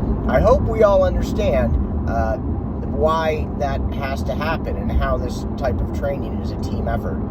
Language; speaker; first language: English; native; English